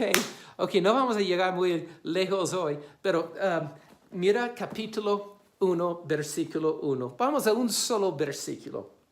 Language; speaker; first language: Spanish; non-native, fluent; English